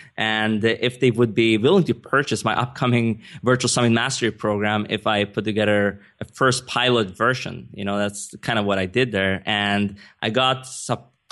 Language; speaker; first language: English; non-native, fluent; Swedish